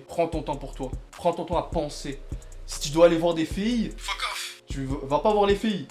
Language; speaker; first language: French; native; French